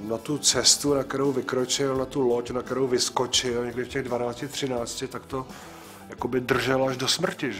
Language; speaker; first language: Czech; native; Czech